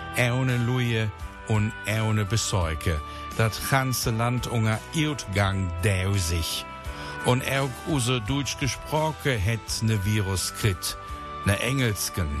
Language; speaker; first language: German; native; German